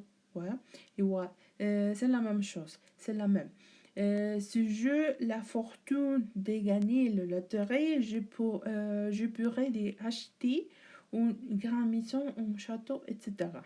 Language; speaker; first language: French; non-native, learner; Spanish